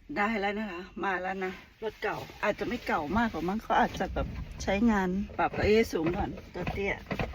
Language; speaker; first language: Thai; native; Thai